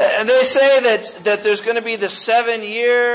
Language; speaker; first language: English; native; English